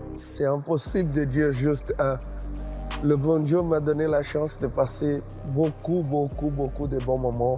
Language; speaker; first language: French; non-native, fluent; Portuguese